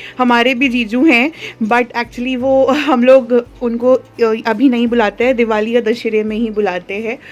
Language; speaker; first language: Hindi; non-native, local second language; Telugu